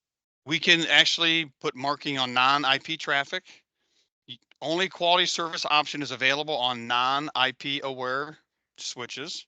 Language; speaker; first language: English; native; English